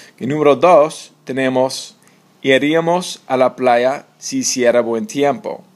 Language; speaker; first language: Spanish; non-native, fluent; English